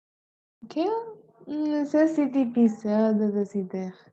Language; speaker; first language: French; non-native, learner; Spanish